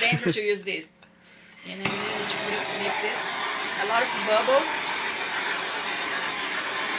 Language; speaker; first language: English; non-native, learner; Portuguese